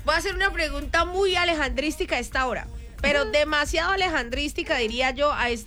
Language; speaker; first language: Spanish; native; Spanish